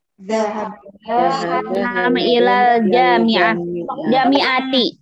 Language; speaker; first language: Arabic; non-native, learner; Indonesian